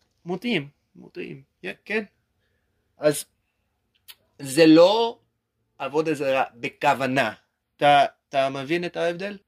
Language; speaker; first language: Hebrew; non-native, learner; English